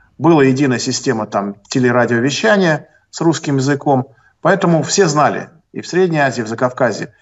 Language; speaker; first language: Russian; native; Russian